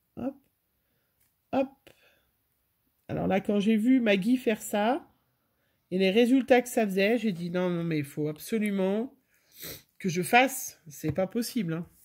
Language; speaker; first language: French; native; French